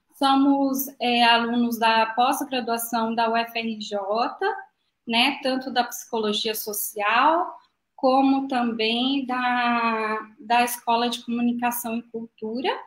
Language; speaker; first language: Portuguese; native; Portuguese